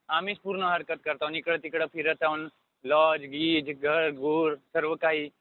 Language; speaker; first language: Marathi; non-native, local second language; Hindi